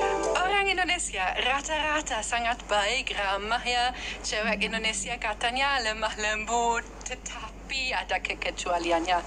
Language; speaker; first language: Indonesian; non-native, fluent; German